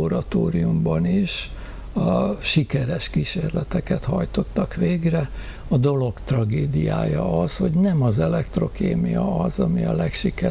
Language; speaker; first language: Hungarian; native; Hungarian